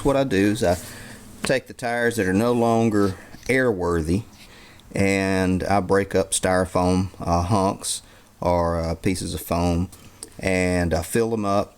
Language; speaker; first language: English; native; English